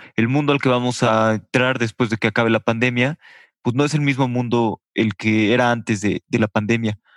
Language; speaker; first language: Spanish; native; Spanish